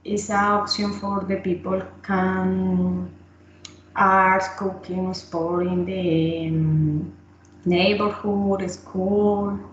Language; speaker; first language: English; non-native, learner; Spanish